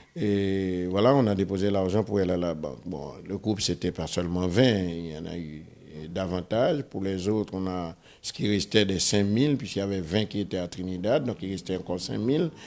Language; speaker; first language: French; non-native, local second language; Haitian Creole